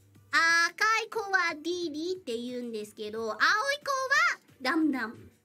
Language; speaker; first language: Japanese; non-native, learner; English